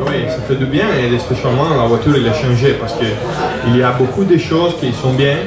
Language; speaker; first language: French; non-native, learner; Italian